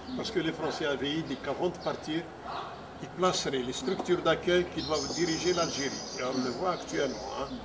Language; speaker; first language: French; non-native, local second language; Arabic